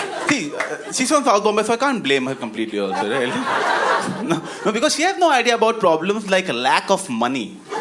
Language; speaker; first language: English; non-native, local second language; Hindi